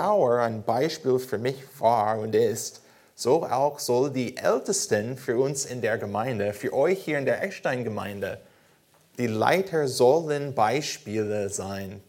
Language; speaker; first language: German; non-native, fluent; English